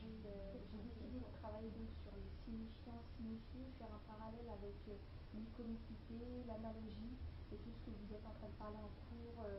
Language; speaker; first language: French; non-native, learner; Chinese